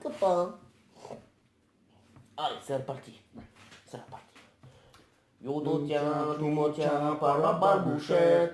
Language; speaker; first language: French; native; French